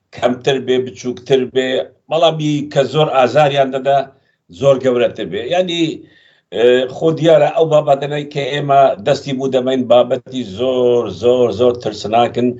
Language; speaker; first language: Central Kurdish; non-native, local second language; Kurdish